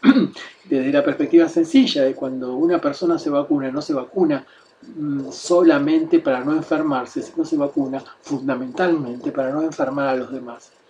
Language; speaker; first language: Spanish; native; Spanish